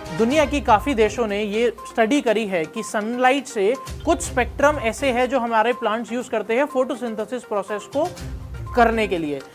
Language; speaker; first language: Hindi; native; Hindi